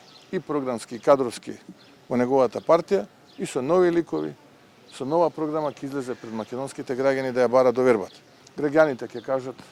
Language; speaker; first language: Macedonian; native; Macedonian